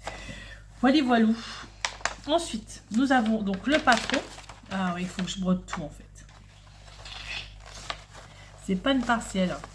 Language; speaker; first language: French; native; French